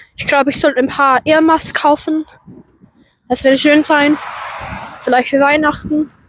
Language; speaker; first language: German; non-native, learner; English